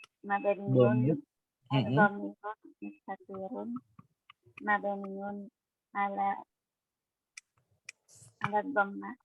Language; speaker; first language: Arabic; non-native, learner; Indonesian